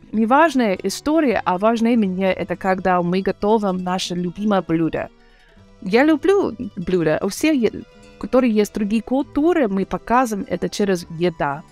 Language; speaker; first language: Russian; non-native, learner; English